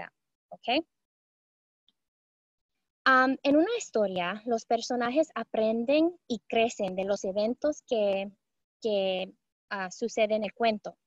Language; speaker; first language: Spanish; early bilingual, heritage; Spanish